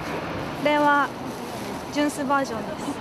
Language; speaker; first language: Japanese; non-native, learner; Korean